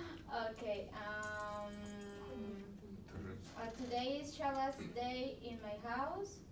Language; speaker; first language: English; non-native, learner; Spanish